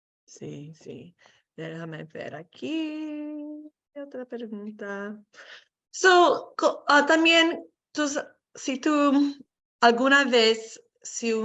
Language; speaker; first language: Spanish; non-native, learner; English